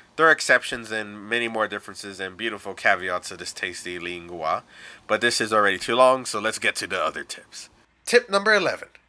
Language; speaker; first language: English; native; English